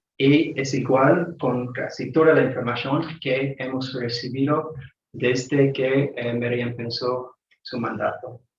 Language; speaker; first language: Spanish; non-native, fluent; English